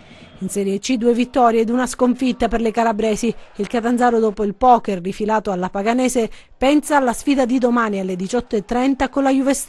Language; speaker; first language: Italian; native; Italian